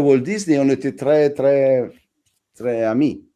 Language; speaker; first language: French; non-native, fluent; Italian